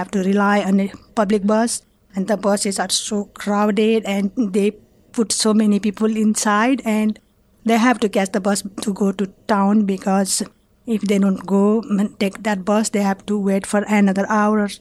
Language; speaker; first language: English; non-native, fluent; Nepali